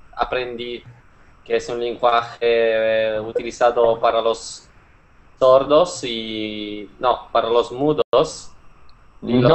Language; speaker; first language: Spanish; non-native, fluent; Italian